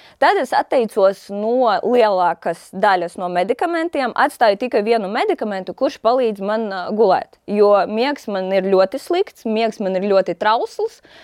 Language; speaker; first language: Latvian; non-native, local second language; Russian